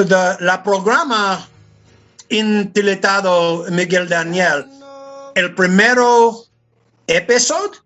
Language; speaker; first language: Spanish; non-native, learner; English